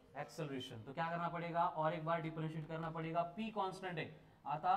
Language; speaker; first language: Hindi; non-native, local second language; Marathi